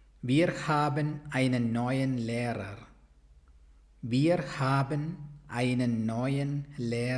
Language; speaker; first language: German; non-native, fluent; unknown